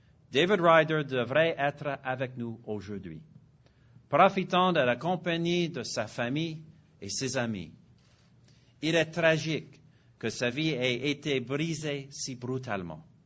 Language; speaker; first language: French; non-native, fluent; English